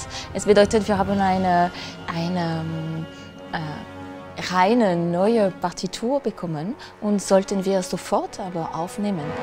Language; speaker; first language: German; non-native, fluent; French